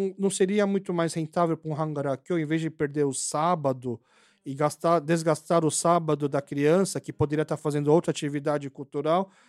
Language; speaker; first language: Portuguese; early bilingual, other home language; Korean